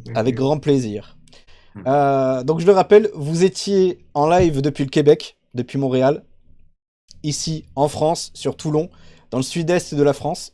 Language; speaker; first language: French; native; French